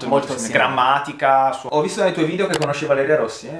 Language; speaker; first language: Italian; native; Italian